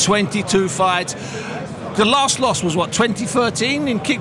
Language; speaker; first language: English; native; English